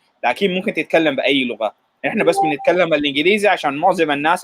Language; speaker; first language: Arabic; native; Arabic